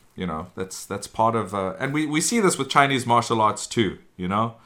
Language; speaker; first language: English; native; English